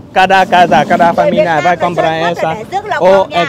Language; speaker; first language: Portuguese; non-native, learner; Vietnamese